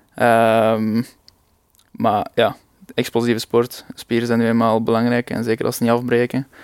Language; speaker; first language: Dutch; native; Dutch